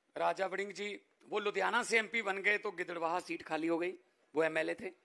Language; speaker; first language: Hindi; non-native, local second language; Punjabi